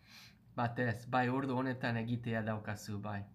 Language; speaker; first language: Basque; non-native, learner; English